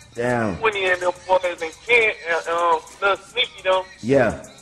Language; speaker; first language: English; native; English